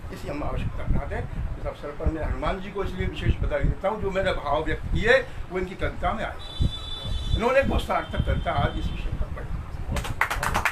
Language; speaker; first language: Hindi; native; Hindi